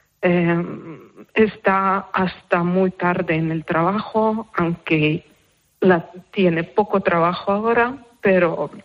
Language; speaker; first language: Spanish; non-native, fluent; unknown